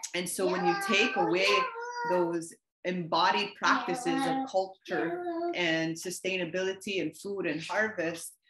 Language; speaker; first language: English; native; English